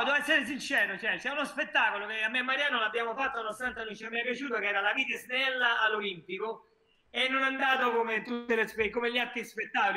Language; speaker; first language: Italian; native; Italian